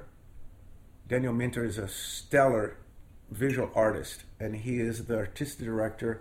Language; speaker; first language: English; non-native, fluent; Portuguese